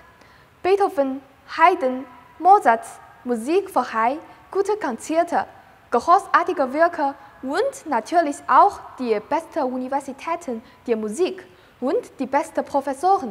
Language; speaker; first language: German; non-native, learner; Chinese